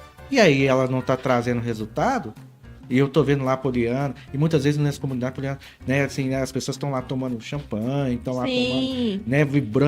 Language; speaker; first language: Portuguese; native; Portuguese